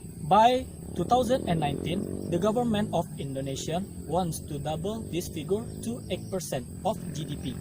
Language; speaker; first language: English; non-native, learner; Indonesian